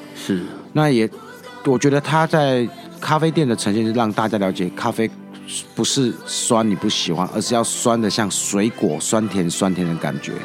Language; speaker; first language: Chinese; native; Chinese